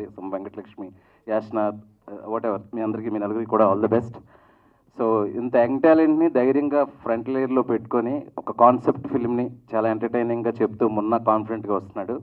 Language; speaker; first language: Telugu; native; Telugu